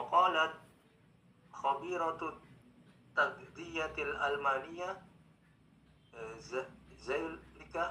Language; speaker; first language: Arabic; non-native, learner; Indonesian